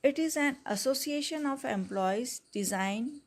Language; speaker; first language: English; non-native, local second language; Hindi